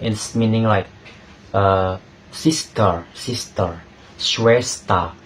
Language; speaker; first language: English; non-native, learner; Indonesian